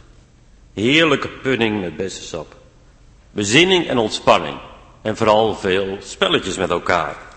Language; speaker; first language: Dutch; native; Dutch